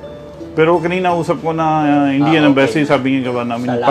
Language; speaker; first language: Filipino; non-native, learner; Punjabi